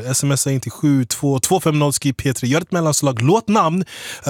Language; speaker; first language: Swedish; native; Swedish